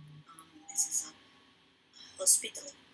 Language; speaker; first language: English; non-native, learner; Spanish